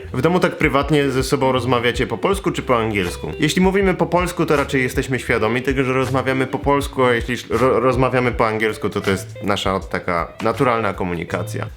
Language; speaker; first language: Polish; native; Polish